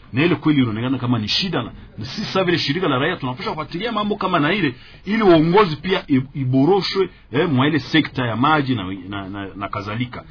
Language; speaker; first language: Swahili; native; Swahili